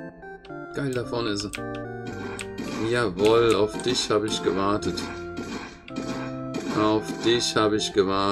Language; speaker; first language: German; native; German